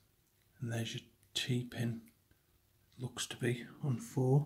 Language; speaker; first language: English; native; English